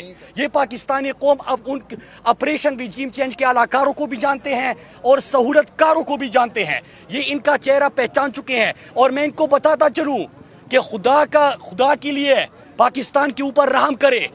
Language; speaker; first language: Urdu; native; Urdu